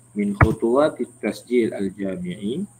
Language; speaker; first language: Arabic; non-native, fluent; Malay